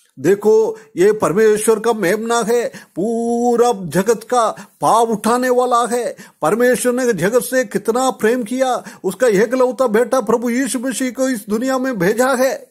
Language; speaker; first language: Hindi; non-native, local second language; Malayalam